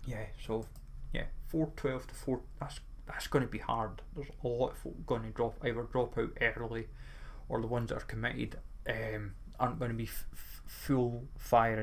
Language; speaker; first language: English; native; English